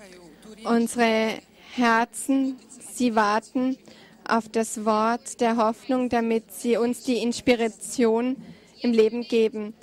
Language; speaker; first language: German; non-native, fluent; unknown